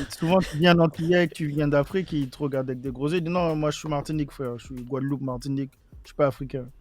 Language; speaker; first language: French; native; French